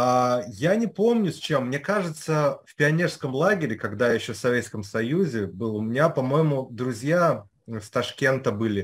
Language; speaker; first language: Russian; native; Russian